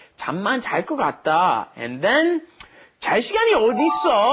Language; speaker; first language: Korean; non-native, fluent; English